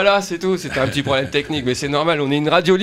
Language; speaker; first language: French; native; French